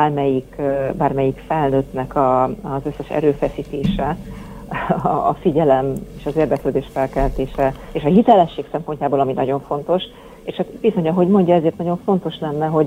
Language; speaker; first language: Hungarian; native; Hungarian